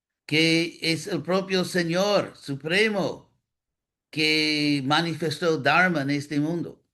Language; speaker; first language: Spanish; non-native, fluent; English